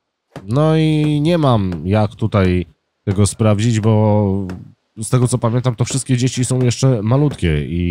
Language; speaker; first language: Polish; native; Polish